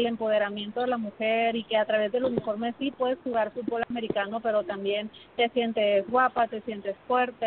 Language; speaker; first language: Spanish; native; Spanish